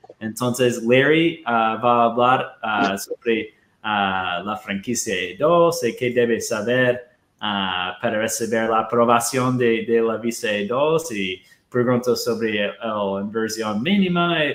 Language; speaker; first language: Spanish; non-native, fluent; Portuguese